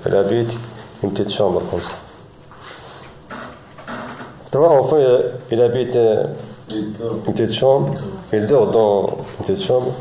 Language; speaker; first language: French; non-native, learner; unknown